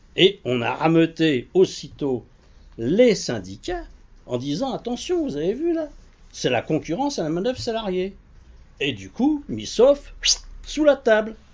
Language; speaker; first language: French; native; French